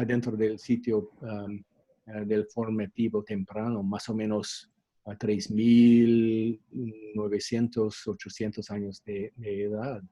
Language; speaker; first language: Spanish; non-native, fluent; English